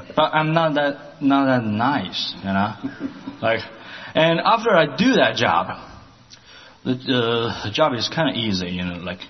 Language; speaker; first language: English; non-native, learner; Chinese